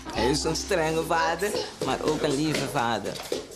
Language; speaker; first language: Dutch; non-native, local second language; Papiamento